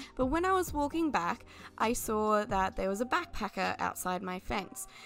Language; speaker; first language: English; native; English